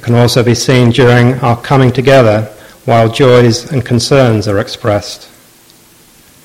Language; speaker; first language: English; native; English